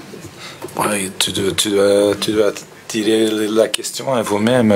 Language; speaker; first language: French; non-native, fluent; Dutch